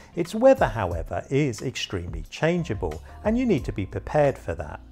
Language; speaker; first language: English; native; English